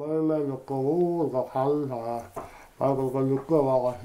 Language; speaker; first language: Mongolian; non-native, learner; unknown